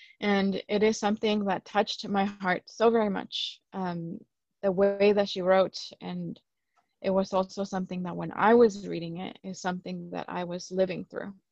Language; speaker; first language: English; early bilingual, other home language; Spanish